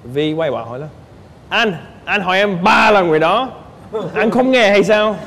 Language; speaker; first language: Vietnamese; non-native, fluent; English